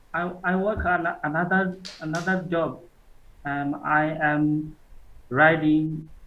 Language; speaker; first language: English; non-native, learner; Burmese